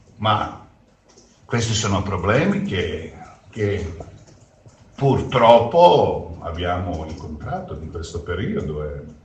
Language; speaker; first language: Italian; non-native, fluent; Croatian